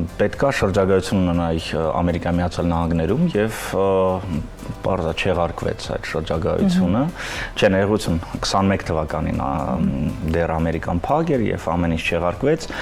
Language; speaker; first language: Armenian; early bilingual, heritage; Armenian